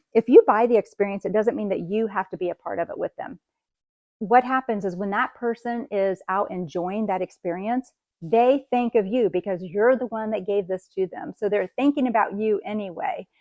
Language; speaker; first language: English; native; English